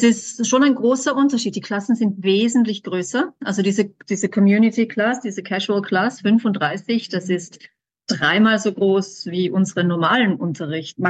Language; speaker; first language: German; native; German